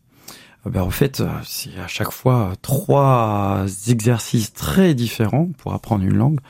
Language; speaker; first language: French; native; French